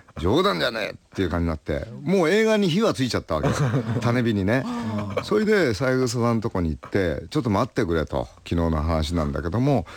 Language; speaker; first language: Japanese; native; Japanese